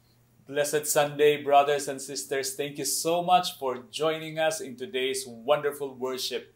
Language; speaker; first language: English; non-native, local second language; Cebuano